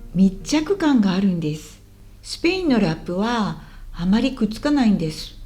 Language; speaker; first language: Japanese; native; Japanese